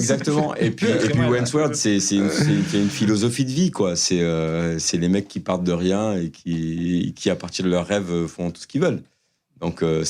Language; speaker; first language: French; native; French